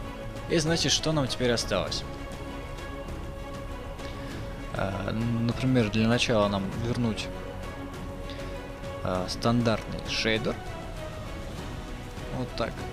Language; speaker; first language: Russian; native; Russian